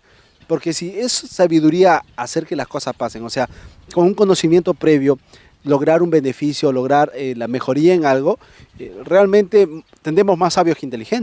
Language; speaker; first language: Spanish; native; Spanish